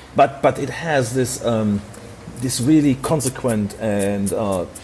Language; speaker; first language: English; non-native, fluent; German